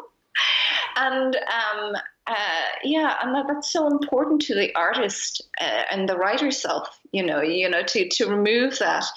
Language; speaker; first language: English; native; English